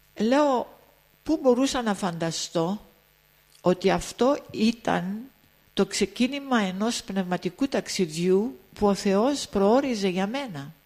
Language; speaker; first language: Greek; early bilingual, heritage; Greek